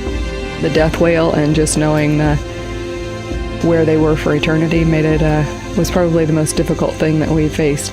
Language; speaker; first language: English; native; English